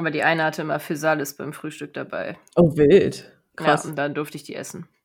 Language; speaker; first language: German; native; German